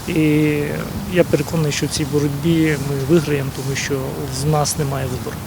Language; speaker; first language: Ukrainian; native; Ukrainian